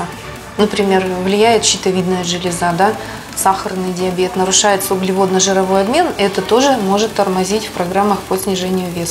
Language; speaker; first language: Russian; native; Russian